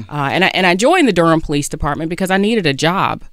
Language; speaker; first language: English; native; English